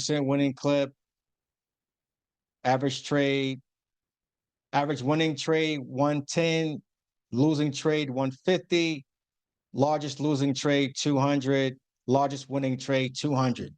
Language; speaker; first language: English; native; English